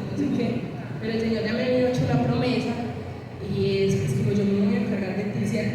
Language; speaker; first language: Spanish; native; Spanish